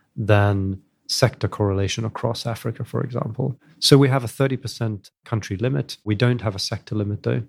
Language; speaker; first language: English; native; English